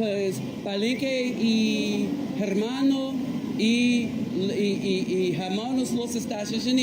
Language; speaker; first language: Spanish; non-native, learner; Portuguese